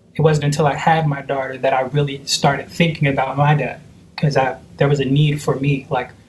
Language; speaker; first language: English; native; English